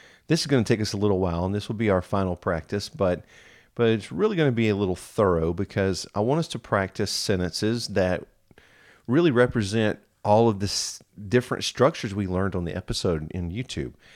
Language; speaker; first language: English; native; English